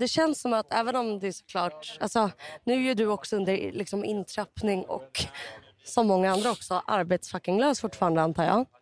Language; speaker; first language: Swedish; native; Swedish